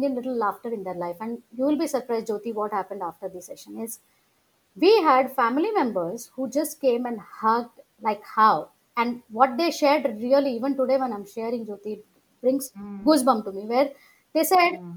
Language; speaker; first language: English; non-native, local second language; Gujarati